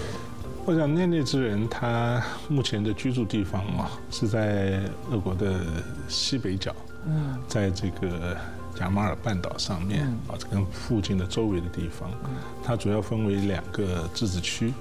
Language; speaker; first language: Chinese; native; Chinese